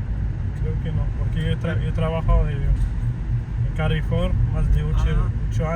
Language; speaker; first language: Spanish; non-native, fluent; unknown